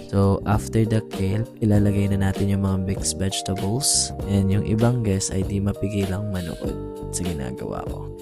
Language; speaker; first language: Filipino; native; Filipino